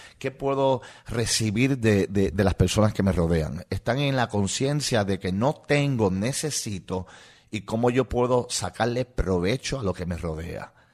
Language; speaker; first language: Spanish; non-native, local second language; English